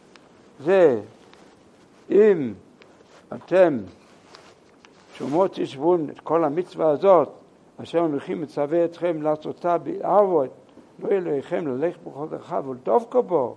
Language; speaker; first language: Hebrew; non-native, fluent; English